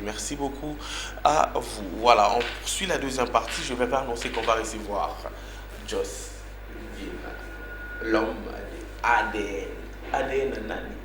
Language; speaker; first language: French; non-native, local second language; Lingala